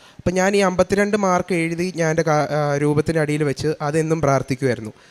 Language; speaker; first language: Malayalam; early bilingual, heritage; Malayalam